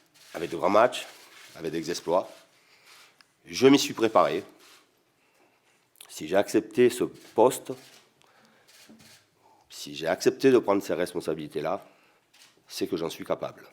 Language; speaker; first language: French; native; French